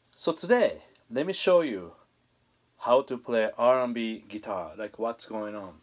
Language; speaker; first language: English; non-native, fluent; Japanese